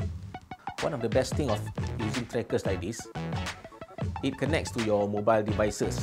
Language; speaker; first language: English; non-native, local second language; Malay